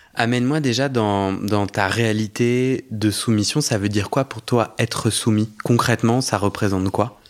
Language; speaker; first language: French; native; French